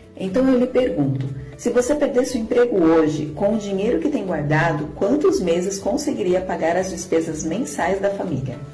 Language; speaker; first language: Portuguese; native; Portuguese